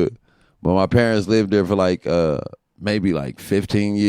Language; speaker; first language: English; native; English